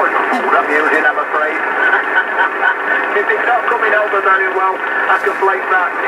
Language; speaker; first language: English; non-native, learner; Italian